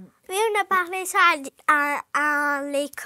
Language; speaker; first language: French; early bilingual, other home language; Ukrainian